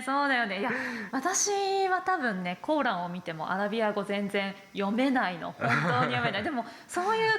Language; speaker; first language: Japanese; native; Japanese